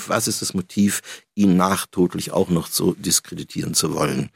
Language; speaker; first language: German; native; German